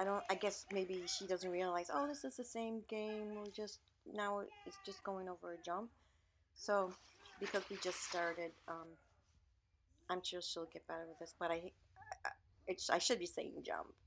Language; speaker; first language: English; native; English